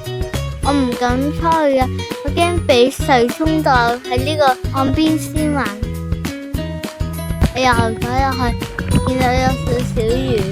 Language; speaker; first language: Chinese; native; Chinese